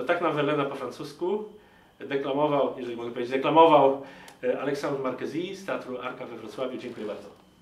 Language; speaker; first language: Polish; native; Polish